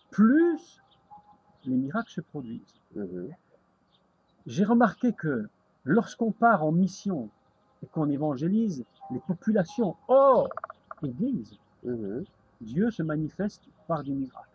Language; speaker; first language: French; native; French